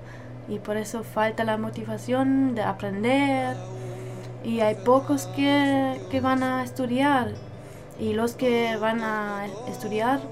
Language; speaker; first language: Spanish; non-native, learner; German